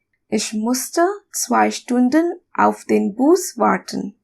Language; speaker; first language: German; non-native, learner; English